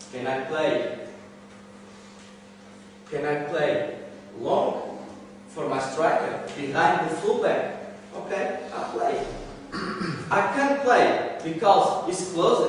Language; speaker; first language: English; non-native, learner; Portuguese